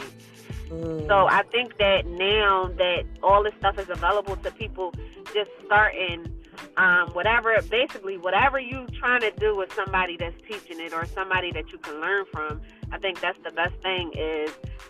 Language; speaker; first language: English; native; English